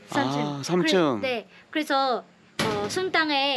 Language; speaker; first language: Korean; non-native, learner; Hmong